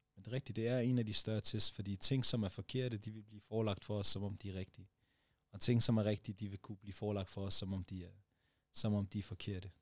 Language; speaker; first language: Danish; early bilingual, other home language; Arabic